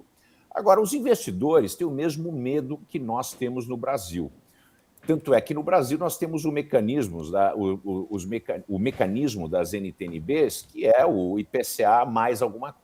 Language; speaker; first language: Portuguese; native; Portuguese